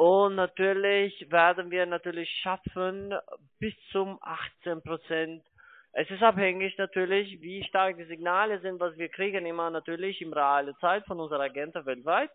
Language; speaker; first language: German; non-native, fluent; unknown